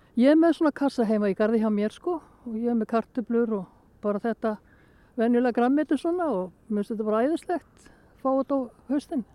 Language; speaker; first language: Icelandic; native; Icelandic